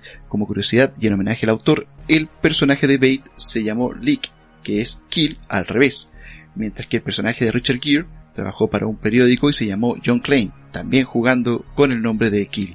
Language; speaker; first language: Spanish; native; Spanish